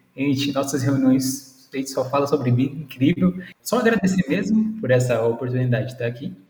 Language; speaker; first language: Portuguese; native; Portuguese